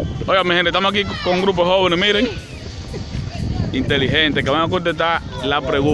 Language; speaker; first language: Spanish; native; Spanish